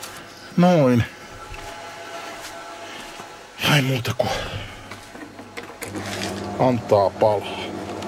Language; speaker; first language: Finnish; native; Finnish